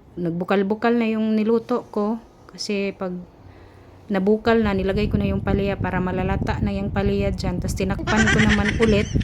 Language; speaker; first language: Filipino; non-native, local second language; Cebuano